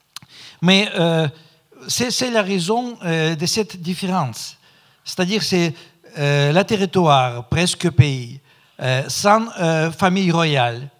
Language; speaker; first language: French; non-native, fluent; Russian